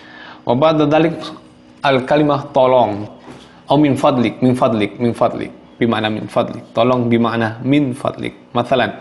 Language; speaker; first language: Arabic; non-native, fluent; Javanese